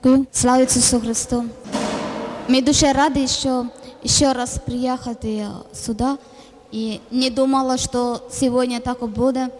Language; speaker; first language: Ukrainian; non-native, learner; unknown